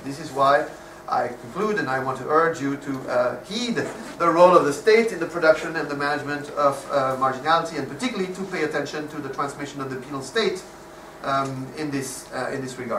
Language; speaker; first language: English; non-native, fluent; French